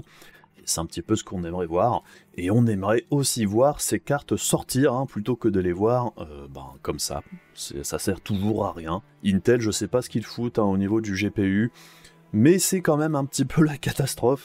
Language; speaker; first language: French; native; French